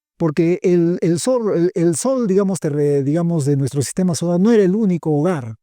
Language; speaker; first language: Spanish; native; Spanish